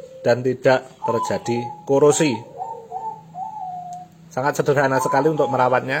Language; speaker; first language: Indonesian; non-native, local second language; Javanese